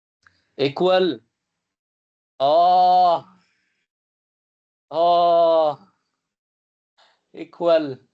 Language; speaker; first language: Arabic; native; Arabic